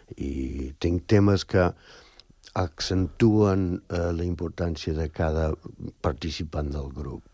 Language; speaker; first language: Catalan; non-native, fluent; English